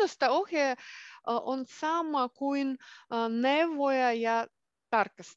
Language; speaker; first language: Finnish; non-native, learner; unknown